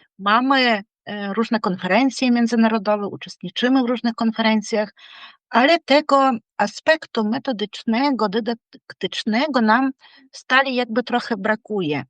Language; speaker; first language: Polish; non-native, fluent; Ukrainian